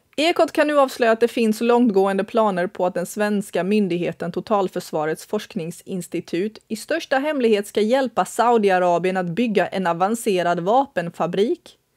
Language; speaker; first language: Swedish; early bilingual, other home language; Bosnian